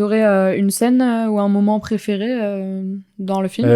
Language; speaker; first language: French; native; French